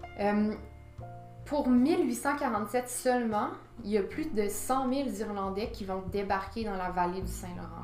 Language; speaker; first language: French; native; French